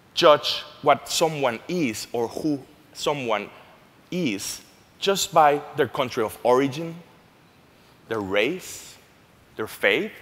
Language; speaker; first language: English; non-native, fluent; Spanish